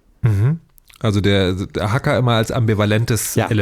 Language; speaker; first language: German; native; German